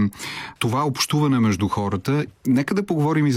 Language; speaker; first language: Bulgarian; native; Bulgarian